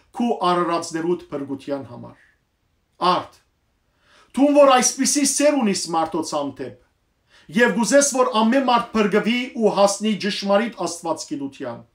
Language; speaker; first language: Armenian; native; Armenian